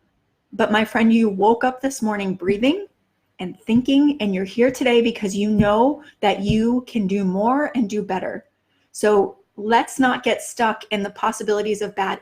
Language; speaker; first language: English; native; English